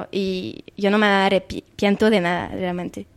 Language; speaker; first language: Spanish; non-native, fluent; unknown